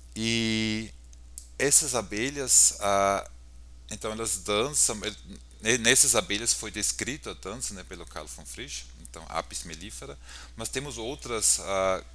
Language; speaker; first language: Portuguese; non-native, fluent; German